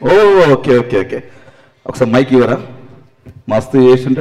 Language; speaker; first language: Telugu; native; Telugu